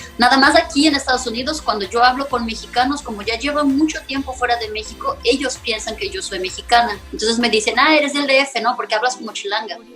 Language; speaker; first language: Spanish; non-native, fluent; Portuguese